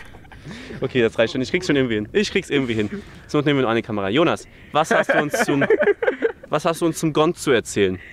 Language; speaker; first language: German; native; German